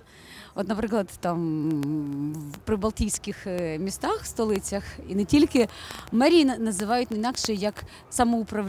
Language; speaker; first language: Ukrainian; native; Ukrainian